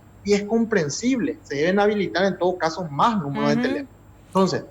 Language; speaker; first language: Spanish; native; Spanish